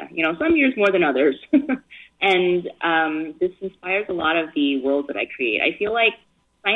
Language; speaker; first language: English; early bilingual, other home language; Chinese